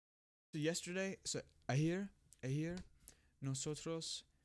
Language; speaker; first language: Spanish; non-native, learner; English